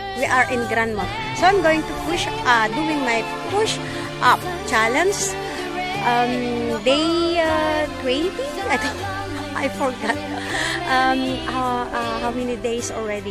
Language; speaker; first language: English; non-native, learner; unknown